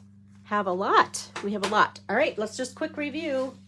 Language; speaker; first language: English; native; English